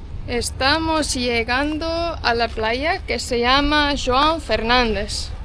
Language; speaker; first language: Spanish; non-native, fluent; Estonian